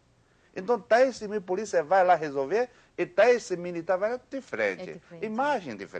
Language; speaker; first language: Portuguese; non-native, learner; Chinese